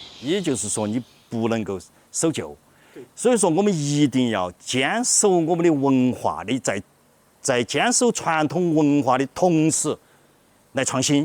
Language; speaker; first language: Chinese; native; Chinese